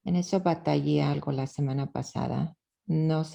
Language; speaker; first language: Spanish; non-native, learner; English